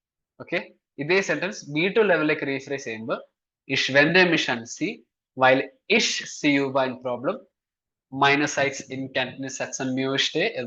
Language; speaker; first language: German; non-native, fluent; Malayalam